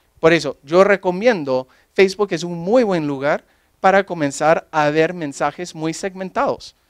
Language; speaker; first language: Spanish; non-native, fluent; English